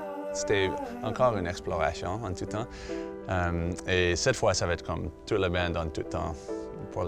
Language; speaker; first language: French; non-native, fluent; English